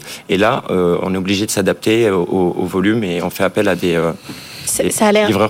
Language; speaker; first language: French; native; French